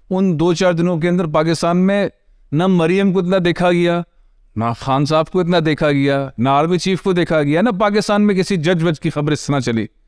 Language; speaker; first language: Urdu; native; Urdu